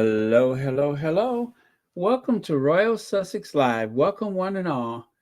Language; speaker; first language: English; native; English